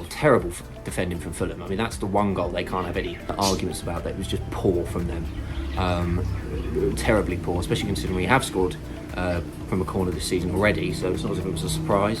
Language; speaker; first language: English; native; English